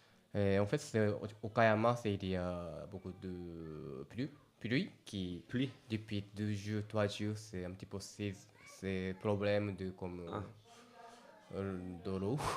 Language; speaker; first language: French; non-native, learner; Japanese